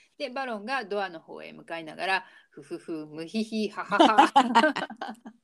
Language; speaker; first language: Japanese; native; Japanese